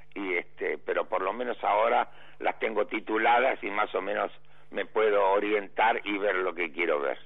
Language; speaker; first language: Spanish; native; Spanish